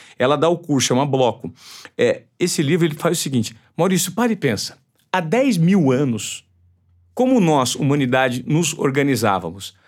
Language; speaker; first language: Portuguese; native; Portuguese